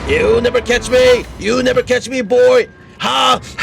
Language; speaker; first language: English; non-native, learner; Korean